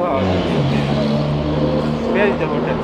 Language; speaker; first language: English; non-native, local second language; Hindi